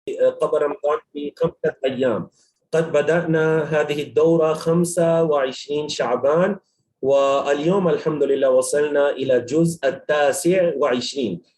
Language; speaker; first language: Arabic; non-native, fluent; Urdu